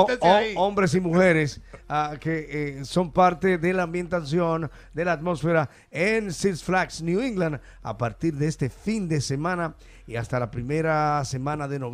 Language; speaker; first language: Spanish; native; Spanish